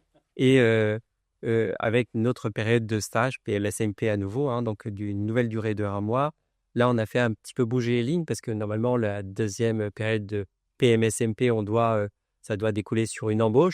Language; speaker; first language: French; native; French